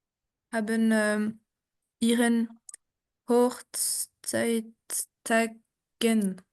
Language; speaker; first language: German; non-native, learner; French